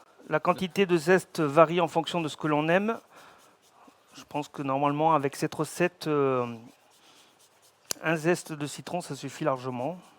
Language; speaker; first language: French; native; French